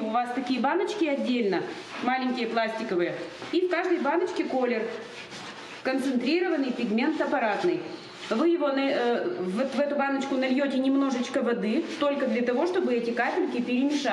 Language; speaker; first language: Russian; native; Russian